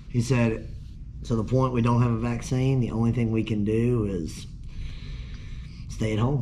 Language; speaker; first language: English; native; English